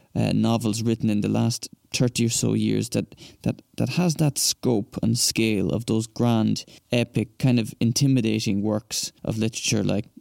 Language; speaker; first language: English; native; English